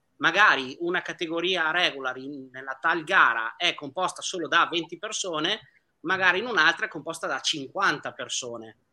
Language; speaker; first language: Italian; native; Italian